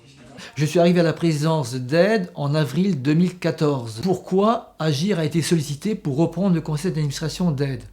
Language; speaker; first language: French; native; French